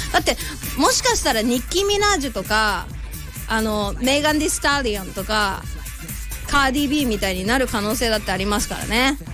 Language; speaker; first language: Japanese; native; Japanese